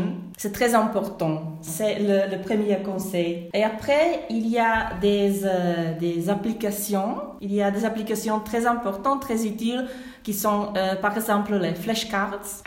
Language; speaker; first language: French; non-native, fluent; Czech